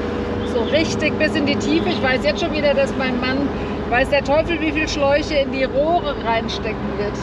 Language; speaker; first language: German; native; German